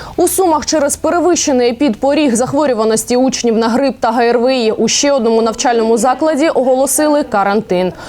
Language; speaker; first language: Ukrainian; native; Ukrainian